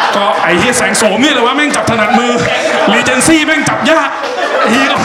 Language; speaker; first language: Thai; native; Thai